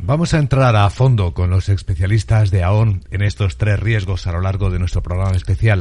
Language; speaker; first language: Spanish; native; Spanish